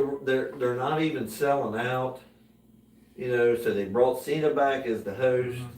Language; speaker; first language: English; native; English